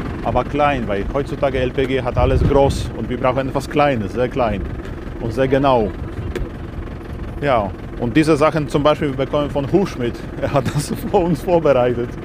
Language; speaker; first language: German; non-native, learner; Polish